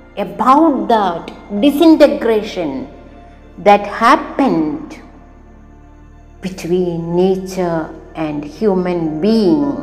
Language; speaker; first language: English; non-native, local second language; Malayalam